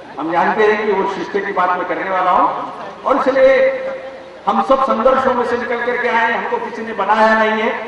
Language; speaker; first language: Hindi; native; Hindi